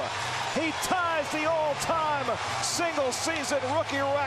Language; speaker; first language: English; native; English